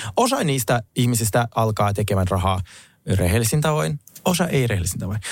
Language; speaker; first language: Finnish; early bilingual, other home language; Russian